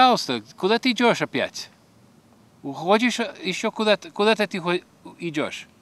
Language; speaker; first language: Russian; early bilingual, heritage; Russian